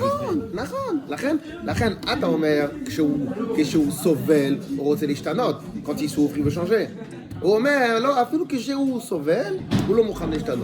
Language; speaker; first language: Hebrew; non-native, fluent; French